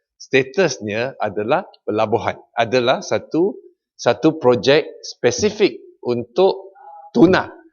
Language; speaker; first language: Malay; non-native, local second language; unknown